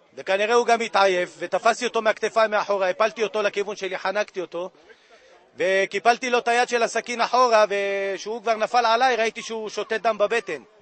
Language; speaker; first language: Hebrew; native; Hebrew